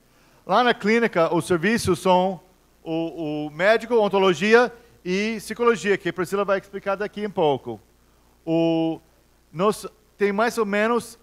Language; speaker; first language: Portuguese; non-native, fluent; English